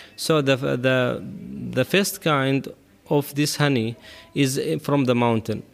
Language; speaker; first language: English; non-native, learner; Arabic